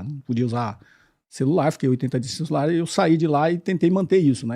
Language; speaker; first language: Portuguese; native; Portuguese